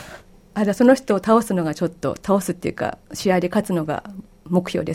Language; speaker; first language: Japanese; native; Japanese